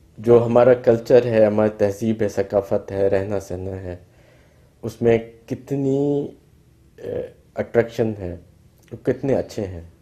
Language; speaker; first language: Urdu; non-native, local second language; Baluchi